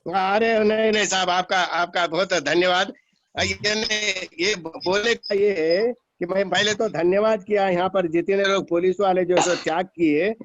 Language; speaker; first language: Hindi; non-native, local second language; Telugu